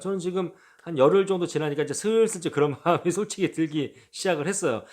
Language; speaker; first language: Korean; native; Korean